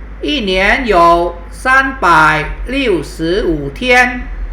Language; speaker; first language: Chinese; non-native, fluent; Thai